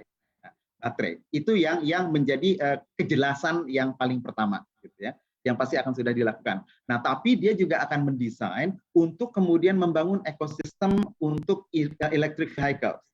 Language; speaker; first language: Indonesian; native; Indonesian